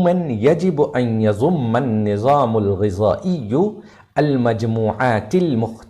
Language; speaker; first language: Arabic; non-native, fluent; Urdu